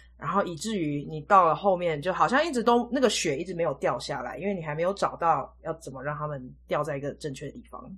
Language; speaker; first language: Chinese; native; Chinese